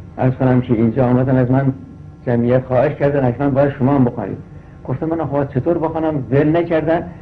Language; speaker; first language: Persian; non-native, local second language; Azerbaijani